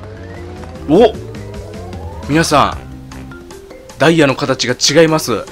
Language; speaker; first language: Japanese; native; Japanese